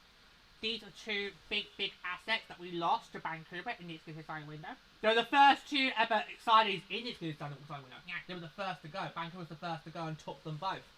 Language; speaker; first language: English; native; English